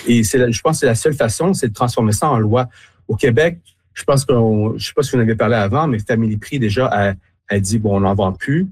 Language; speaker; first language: French; native; French